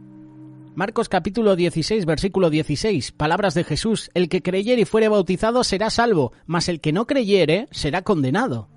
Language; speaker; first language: Spanish; native; Spanish